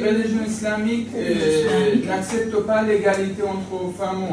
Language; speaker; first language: French; non-native, fluent; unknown